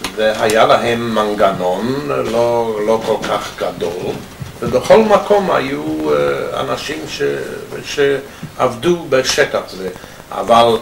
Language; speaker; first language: Hebrew; non-native, fluent; English